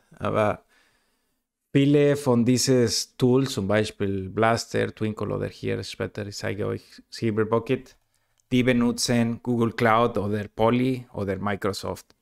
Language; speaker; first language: German; non-native, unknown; Spanish